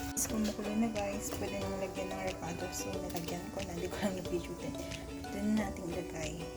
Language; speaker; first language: Filipino; non-native, local second language; Cebuano